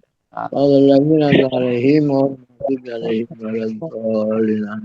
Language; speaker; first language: Arabic; non-native, fluent; Indonesian